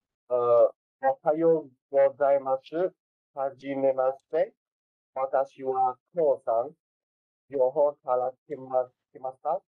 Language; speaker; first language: Japanese; non-native, learner; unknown